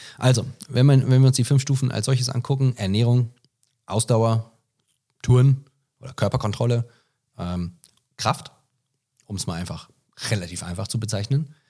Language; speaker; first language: German; non-native, fluent; English